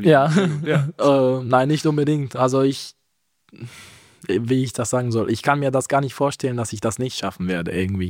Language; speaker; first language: German; non-native, fluent; Romanian